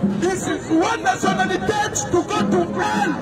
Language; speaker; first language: English; non-native, learner; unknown